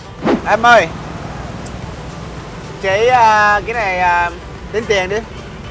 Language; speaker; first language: Vietnamese; non-native, fluent; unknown